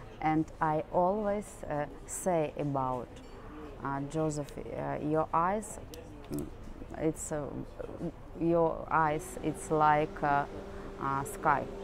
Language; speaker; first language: English; non-native, learner; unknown